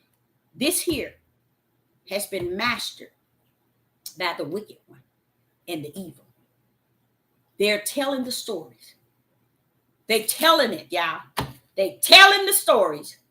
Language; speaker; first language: English; native; English